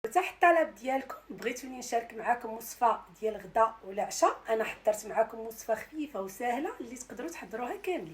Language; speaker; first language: Arabic; native; Arabic